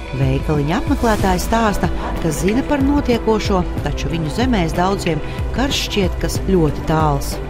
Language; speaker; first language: Latvian; native; Latvian